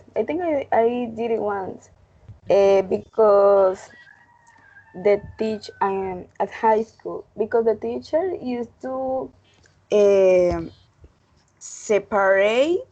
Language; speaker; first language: English; non-native, learner; Spanish